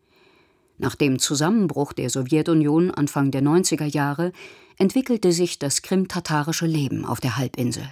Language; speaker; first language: German; native; German